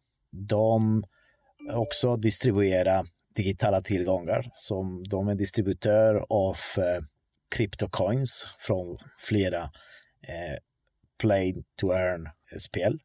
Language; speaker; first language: Swedish; non-native, fluent; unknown